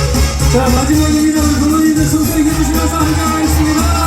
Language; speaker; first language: Korean; native; Korean